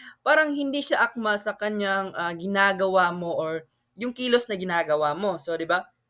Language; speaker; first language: Filipino; non-native, local second language; Cebuano